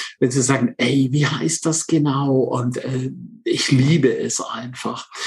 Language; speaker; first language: German; non-native, local second language; Romansh